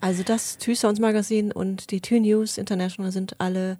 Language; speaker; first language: German; native; German